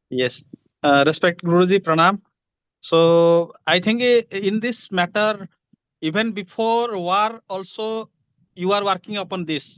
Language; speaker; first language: English; non-native, fluent; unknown